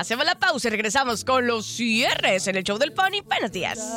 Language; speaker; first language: Spanish; native; Spanish